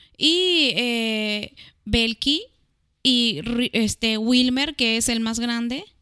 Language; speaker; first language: Spanish; native; Spanish